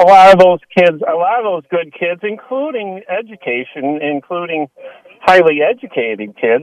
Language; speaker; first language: English; native; English